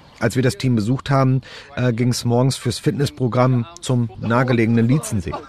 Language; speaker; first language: German; native; German